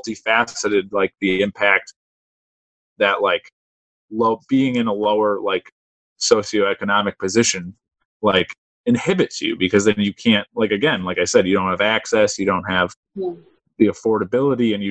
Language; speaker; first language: English; native; English